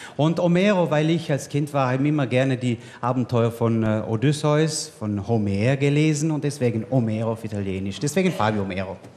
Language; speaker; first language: German; non-native, local second language; Italian